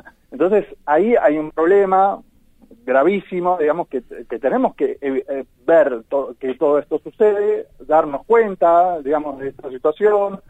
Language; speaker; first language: Spanish; native; Spanish